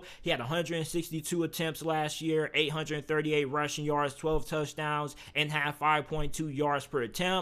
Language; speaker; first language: English; native; English